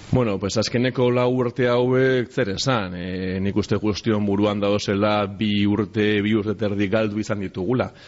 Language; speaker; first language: Basque; non-native, local second language; Spanish